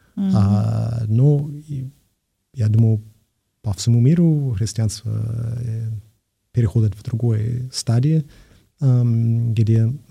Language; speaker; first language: Russian; non-native, fluent; English